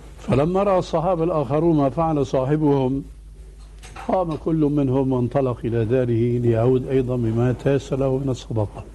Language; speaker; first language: Arabic; early bilingual, other home language; Albanian